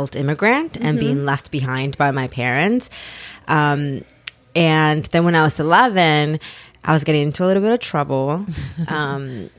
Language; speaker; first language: English; early bilingual, other home language; Spanish